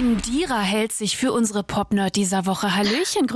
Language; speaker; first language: German; native; German